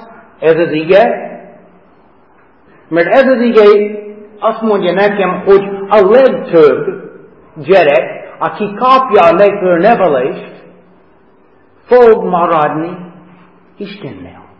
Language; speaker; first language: Hungarian; non-native, fluent; English